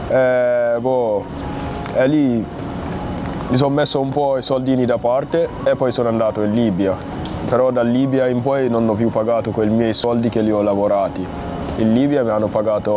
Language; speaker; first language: Italian; non-native, fluent; Fula